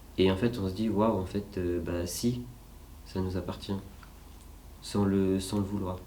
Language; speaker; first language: French; native; French